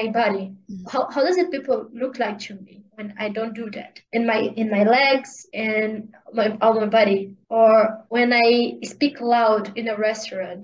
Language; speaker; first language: English; non-native, learner; Portuguese